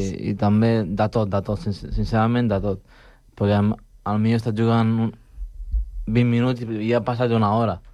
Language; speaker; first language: Catalan; non-native, local second language; Spanish